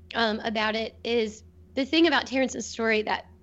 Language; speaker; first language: English; native; English